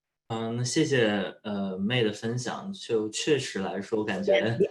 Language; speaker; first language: Chinese; native; Chinese